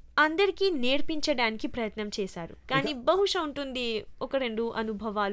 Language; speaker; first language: Telugu; early bilingual, heritage; Telugu